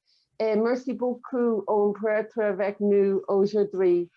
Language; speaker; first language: French; non-native, fluent; English